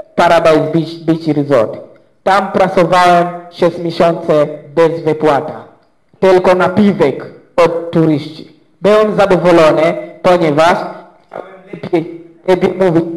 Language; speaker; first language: Polish; non-native, learner; Swahili